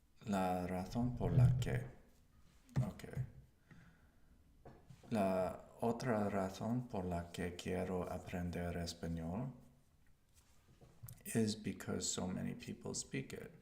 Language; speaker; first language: Spanish; non-native, learner; English